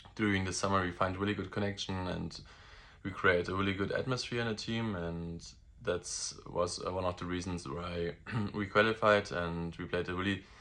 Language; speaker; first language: English; non-native, fluent; German